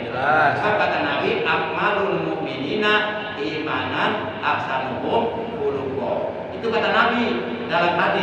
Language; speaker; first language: Indonesian; non-native, local second language; Javanese